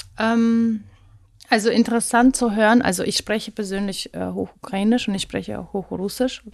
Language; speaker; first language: German; non-native, fluent; Ukrainian